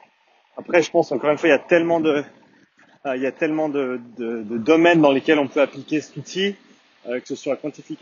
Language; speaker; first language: French; native; French